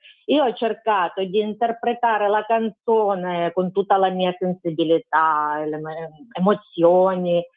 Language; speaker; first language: Italian; non-native, fluent; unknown